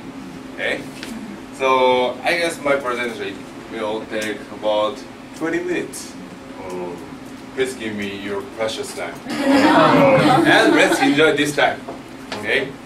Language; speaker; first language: English; non-native, learner; Japanese